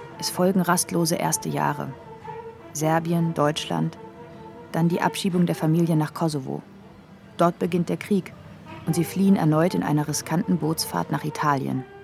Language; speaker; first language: German; native; German